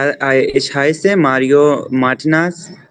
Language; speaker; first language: German; non-native, learner; Urdu